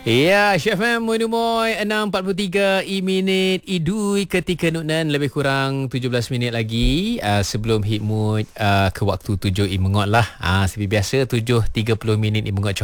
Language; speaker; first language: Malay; non-native, local second language; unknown